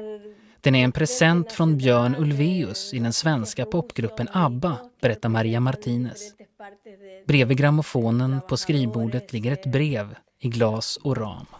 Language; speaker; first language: Swedish; native; Swedish